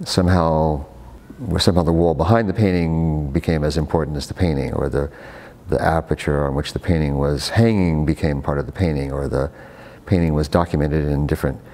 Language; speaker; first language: English; native; English